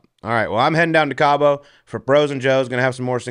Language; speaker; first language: English; native; English